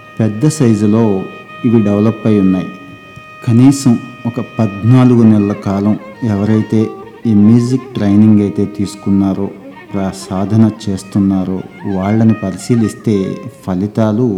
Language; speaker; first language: Telugu; native; Telugu